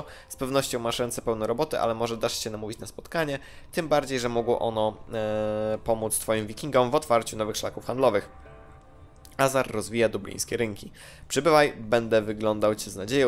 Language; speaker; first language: Polish; native; Polish